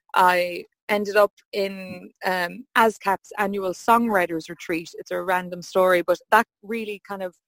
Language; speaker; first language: English; native; English